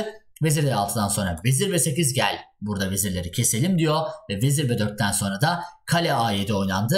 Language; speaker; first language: Turkish; native; Turkish